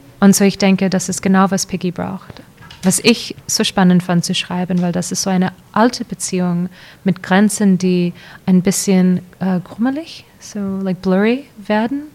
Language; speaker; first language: German; early bilingual, heritage; English